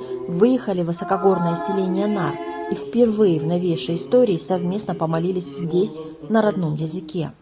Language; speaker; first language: Russian; native; Russian